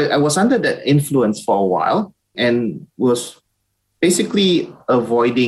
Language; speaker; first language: English; native; English